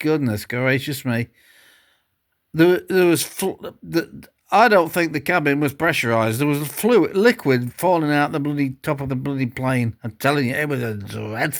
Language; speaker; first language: English; native; English